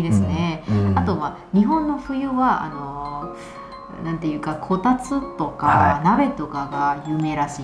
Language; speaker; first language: Japanese; non-native, fluent; Burmese